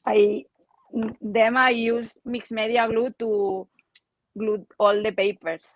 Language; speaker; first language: English; non-native, learner; Spanish